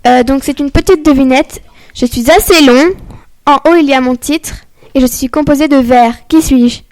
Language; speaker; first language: French; native; French